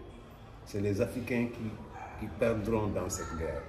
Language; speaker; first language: French; non-native, local second language; Wolof